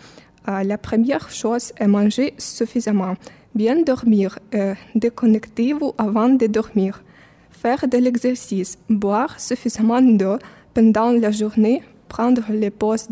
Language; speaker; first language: French; non-native, fluent; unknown